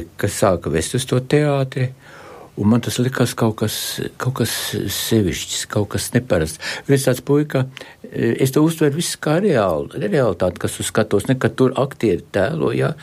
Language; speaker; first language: Latvian; native; Latvian